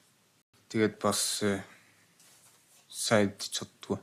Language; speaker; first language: Mongolian; early bilingual, heritage; Mongolian